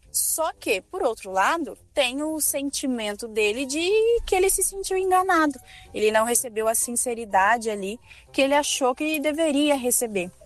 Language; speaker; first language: Portuguese; native; Portuguese